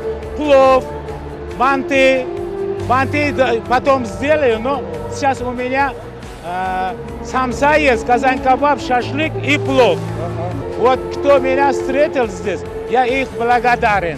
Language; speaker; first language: Russian; non-native, learner; Uzbek